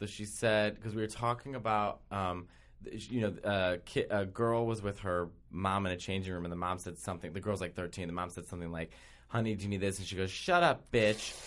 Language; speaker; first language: English; native; English